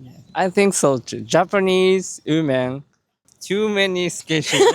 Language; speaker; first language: English; non-native, learner; Japanese